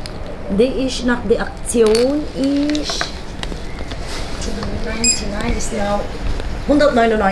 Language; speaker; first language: German; non-native, fluent; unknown